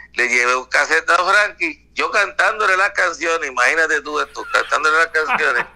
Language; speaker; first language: Spanish; native; Spanish